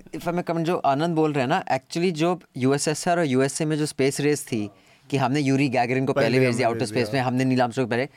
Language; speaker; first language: Hindi; native; Hindi